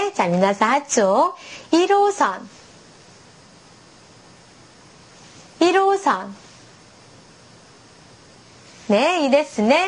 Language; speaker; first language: Japanese; non-native, fluent; Korean